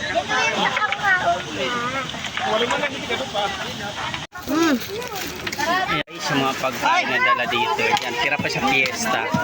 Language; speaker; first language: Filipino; non-native, local second language; Waray